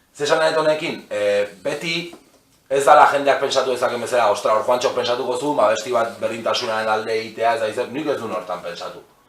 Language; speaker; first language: Basque; native; Basque